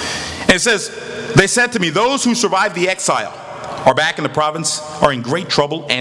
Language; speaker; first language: English; native; English